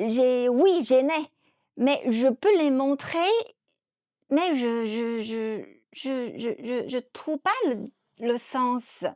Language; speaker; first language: French; non-native, fluent; Chinese